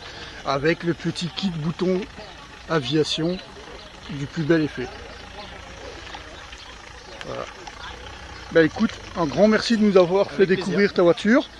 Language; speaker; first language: French; native; French